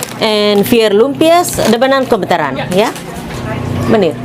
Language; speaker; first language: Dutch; non-native, learner; Indonesian